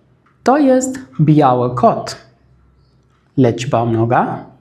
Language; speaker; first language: Polish; non-native, fluent; Arabic